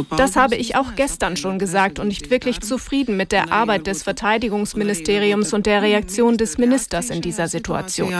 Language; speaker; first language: German; native; German